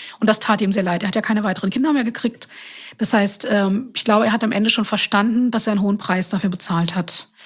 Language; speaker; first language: German; non-native, fluent; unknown